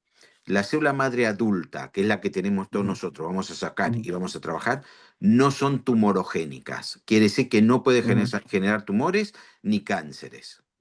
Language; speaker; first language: Spanish; native; Spanish